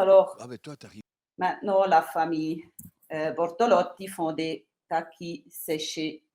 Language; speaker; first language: French; non-native, local second language; Italian